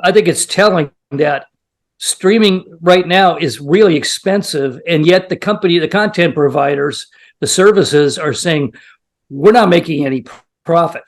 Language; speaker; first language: English; native; English